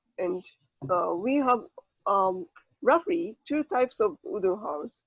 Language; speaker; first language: English; non-native, learner; Japanese